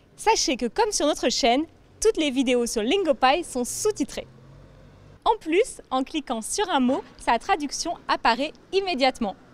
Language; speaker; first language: French; native; French